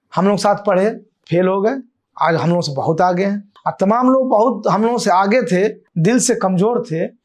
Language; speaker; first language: Hindi; native; Hindi